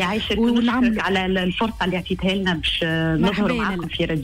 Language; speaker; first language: Arabic; native; Arabic